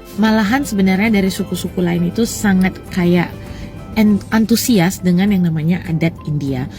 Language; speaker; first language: Indonesian; native; Indonesian